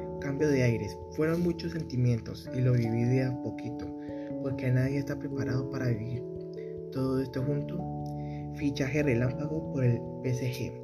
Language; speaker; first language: Spanish; native; Spanish